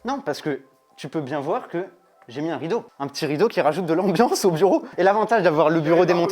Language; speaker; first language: French; native; French